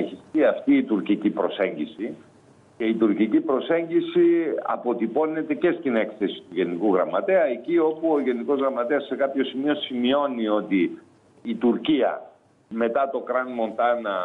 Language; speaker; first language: Greek; native; Greek